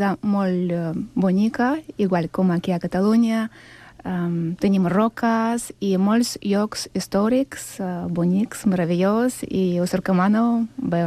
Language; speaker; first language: Catalan; non-native, learner; Russian